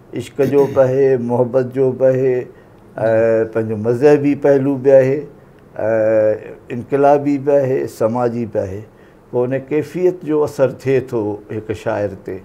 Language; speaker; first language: Sindhi; native; Sindhi